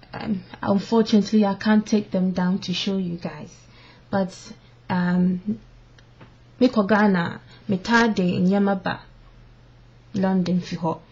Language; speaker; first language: English; non-native, local second language; Akan